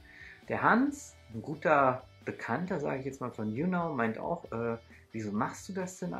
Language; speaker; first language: German; native; German